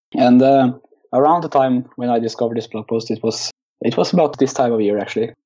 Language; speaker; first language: English; non-native, fluent; Norwegian